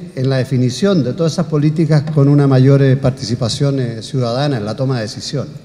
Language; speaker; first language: Spanish; native; Spanish